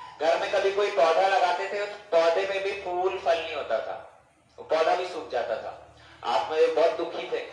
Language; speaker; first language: Hindi; non-native, fluent; English